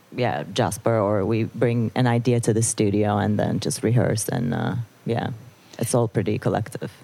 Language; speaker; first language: English; non-native, fluent; Turkish